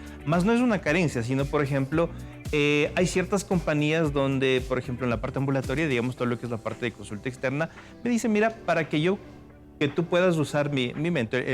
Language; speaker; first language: Spanish; native; Spanish